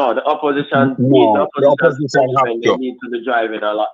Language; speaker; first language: English; native; English